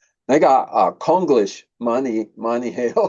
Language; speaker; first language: Korean; non-native, learner; English